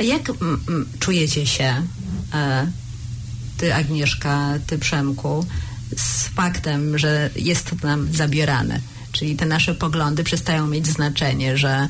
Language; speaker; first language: Polish; native; Polish